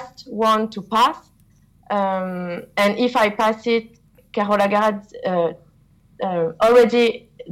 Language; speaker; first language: English; non-native, learner; French